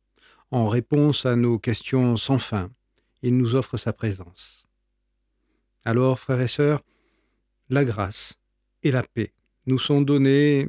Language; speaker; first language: French; native; French